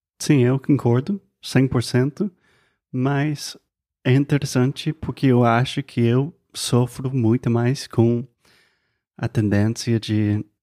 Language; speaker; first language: Portuguese; non-native, fluent; English